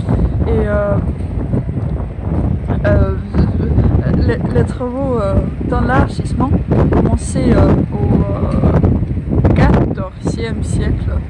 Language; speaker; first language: French; non-native, learner; Estonian